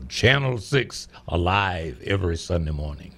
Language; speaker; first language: English; native; English